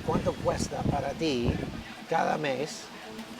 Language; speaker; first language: Spanish; non-native, learner; English